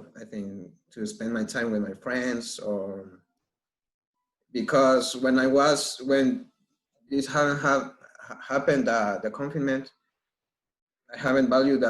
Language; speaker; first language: English; non-native, learner; Spanish